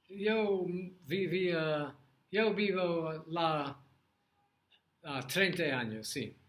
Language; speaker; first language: Portuguese; non-native, learner; English